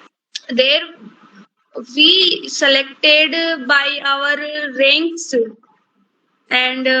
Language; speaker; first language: English; non-native, learner; Hindi